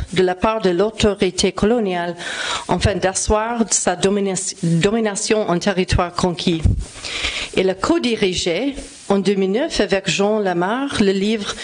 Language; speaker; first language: French; non-native, fluent; English